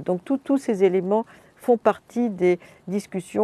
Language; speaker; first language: French; native; French